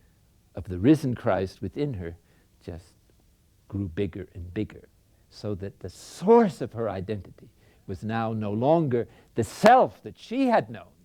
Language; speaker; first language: English; native; English